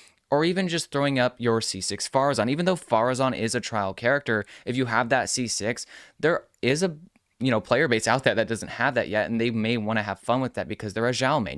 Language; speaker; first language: English; native; English